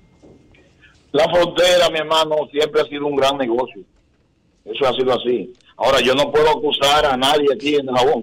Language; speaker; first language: Spanish; native; Spanish